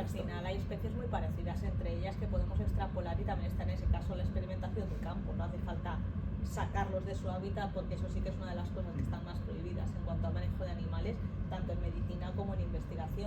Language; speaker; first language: Spanish; native; Spanish